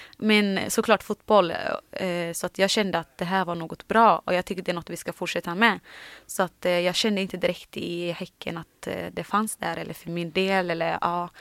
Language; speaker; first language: Swedish; early bilingual, other home language; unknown